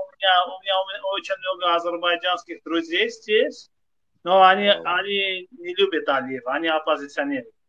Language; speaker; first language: Russian; non-native, fluent; Armenian